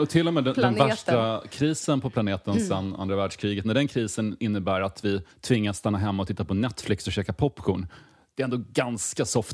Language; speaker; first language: Swedish; native; Swedish